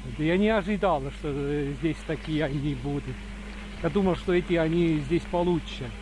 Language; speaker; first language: Russian; non-native, local second language; Estonian